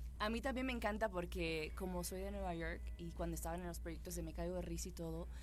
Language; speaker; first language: Spanish; early bilingual, heritage; Spanish